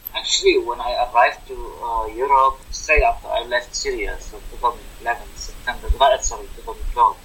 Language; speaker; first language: English; non-native, fluent; Arabic